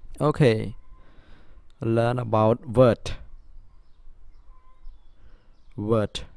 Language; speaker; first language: English; non-native, learner; Khmer